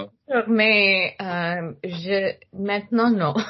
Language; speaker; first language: French; non-native, learner; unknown